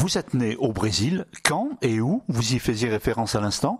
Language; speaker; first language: French; native; French